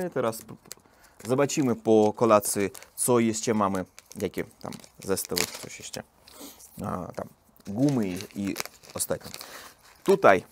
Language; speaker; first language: Polish; non-native, learner; Russian